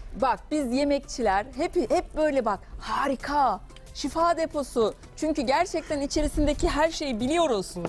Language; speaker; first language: Turkish; native; Turkish